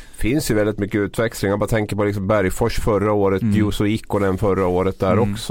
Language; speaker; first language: Swedish; native; Swedish